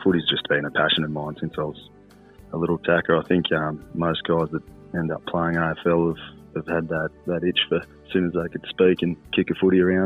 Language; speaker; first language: English; native; English